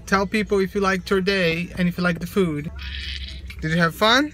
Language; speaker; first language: English; non-native, fluent; Portuguese